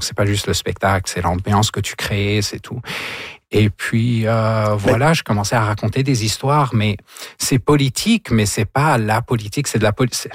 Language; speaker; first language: French; non-native, local second language; Arabic